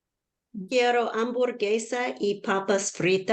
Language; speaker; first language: Spanish; non-native, learner; English